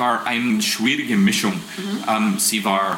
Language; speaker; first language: German; non-native, fluent; English